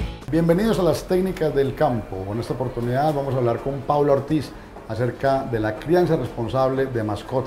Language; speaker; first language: Spanish; native; Spanish